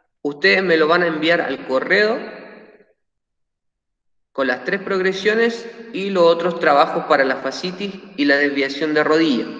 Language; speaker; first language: Spanish; native; Spanish